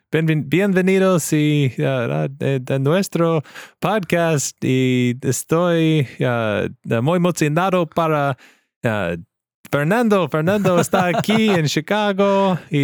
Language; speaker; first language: Spanish; non-native, learner; English